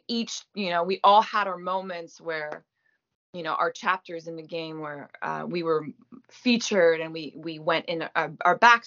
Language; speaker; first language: English; non-native, fluent; French